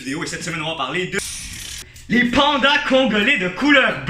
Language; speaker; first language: French; native; French